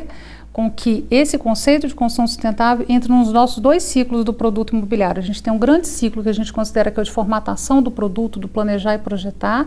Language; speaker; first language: Portuguese; native; Portuguese